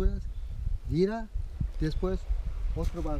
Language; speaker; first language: Spanish; non-native, local second language; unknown